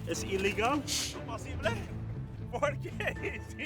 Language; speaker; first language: Spanish; non-native, learner; English